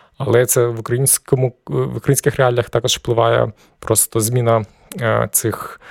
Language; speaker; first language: Ukrainian; native; Ukrainian